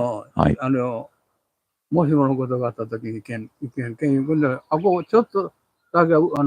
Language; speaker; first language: Japanese; native; Japanese